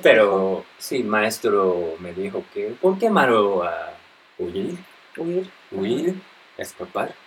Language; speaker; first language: Spanish; non-native, learner; Japanese